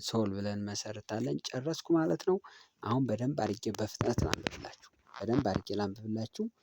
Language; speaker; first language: Amharic; native; Amharic